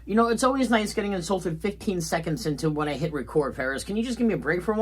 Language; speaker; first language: English; native; English